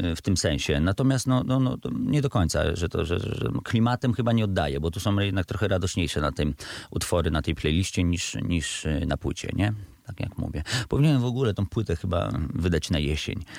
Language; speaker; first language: Polish; native; Polish